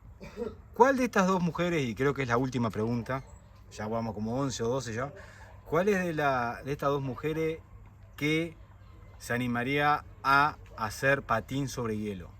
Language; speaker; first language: Spanish; native; Spanish